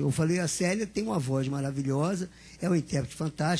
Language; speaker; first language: Portuguese; native; Portuguese